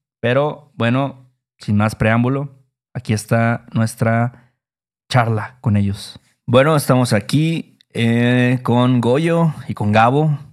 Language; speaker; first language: Spanish; native; Spanish